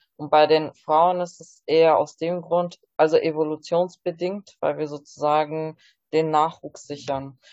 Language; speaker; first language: German; native; German